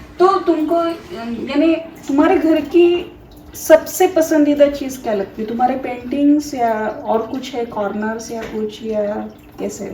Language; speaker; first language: Hindi; non-native, local second language; Marathi